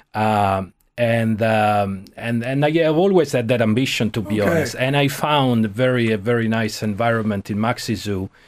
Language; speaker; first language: English; non-native, fluent; Italian